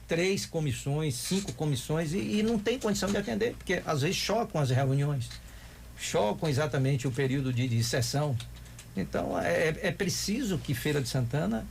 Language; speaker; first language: Portuguese; native; Portuguese